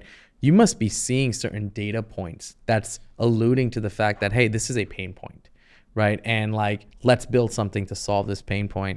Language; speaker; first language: English; native; English